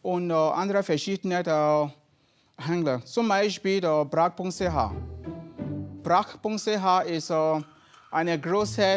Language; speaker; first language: German; non-native, learner; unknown